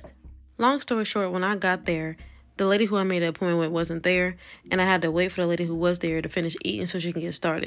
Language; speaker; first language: English; native; English